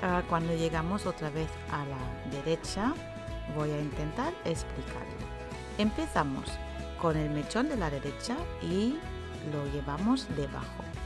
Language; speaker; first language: Spanish; non-native, fluent; German